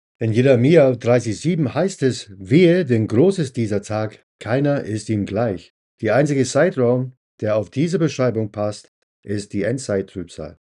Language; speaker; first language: German; non-native, fluent; English